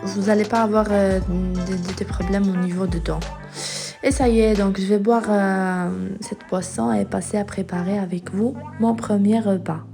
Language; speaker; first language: French; non-native, fluent; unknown